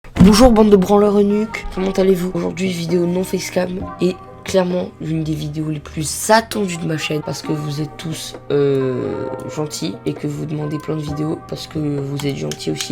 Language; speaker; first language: French; native; French